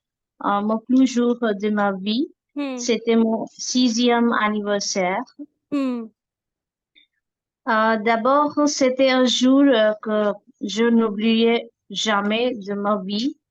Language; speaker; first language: French; non-native, learner; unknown